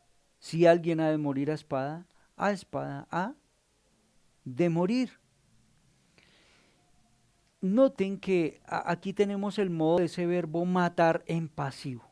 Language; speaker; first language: Spanish; native; Spanish